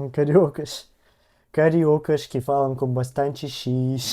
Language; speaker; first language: Portuguese; non-native, learner; Russian